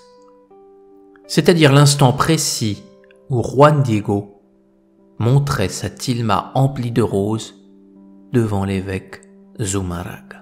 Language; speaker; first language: French; native; French